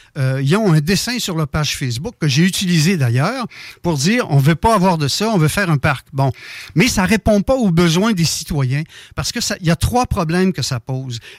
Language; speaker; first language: French; native; French